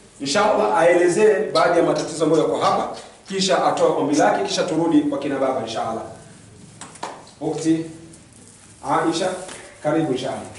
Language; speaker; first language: Swahili; native; Swahili